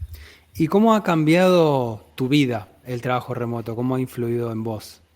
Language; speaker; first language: Spanish; native; Spanish